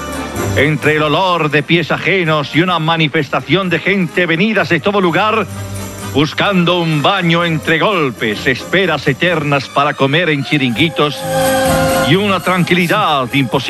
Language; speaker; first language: Spanish; native; Spanish